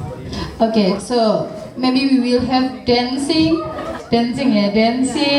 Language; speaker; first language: English; non-native, fluent; Indonesian